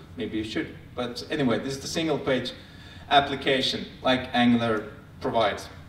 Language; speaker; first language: English; non-native, fluent; Finnish